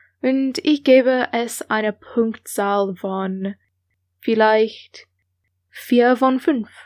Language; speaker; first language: German; non-native, learner; English